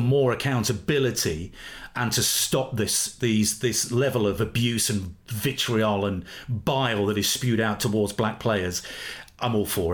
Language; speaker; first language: English; native; English